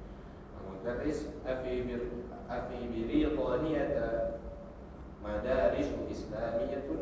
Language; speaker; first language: Arabic; non-native, learner; Sundanese